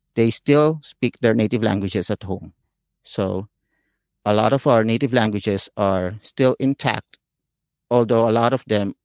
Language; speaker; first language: English; non-native, local second language; Filipino